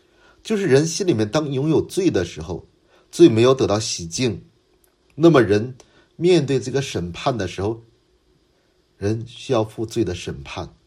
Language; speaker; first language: Chinese; non-native, fluent; Korean